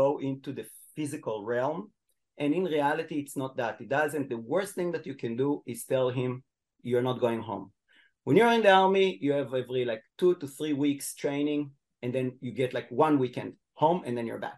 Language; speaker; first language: English; non-native, fluent; Hebrew